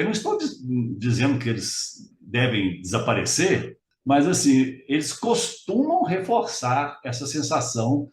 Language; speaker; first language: Portuguese; native; Portuguese